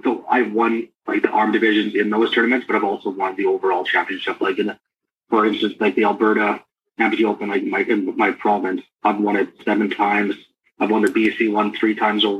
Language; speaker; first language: English; native; English